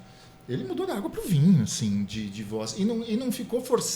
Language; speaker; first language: Portuguese; native; Portuguese